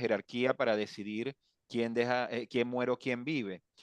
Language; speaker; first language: Spanish; native; Spanish